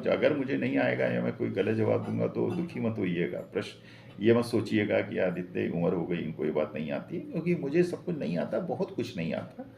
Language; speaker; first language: Hindi; native; Hindi